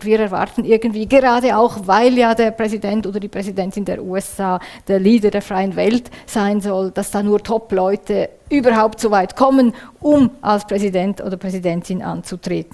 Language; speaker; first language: German; native; German